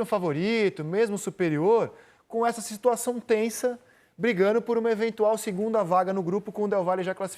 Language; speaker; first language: Portuguese; native; Portuguese